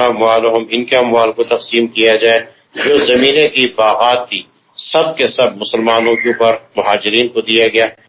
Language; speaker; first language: Urdu; non-native, local second language; Pashto